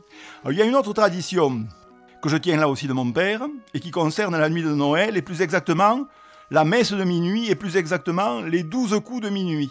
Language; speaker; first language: French; native; French